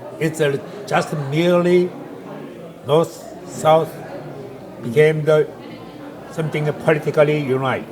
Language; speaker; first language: English; non-native, learner; Korean